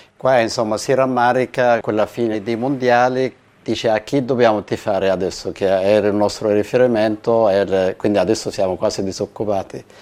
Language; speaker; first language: Italian; non-native, fluent; Arabic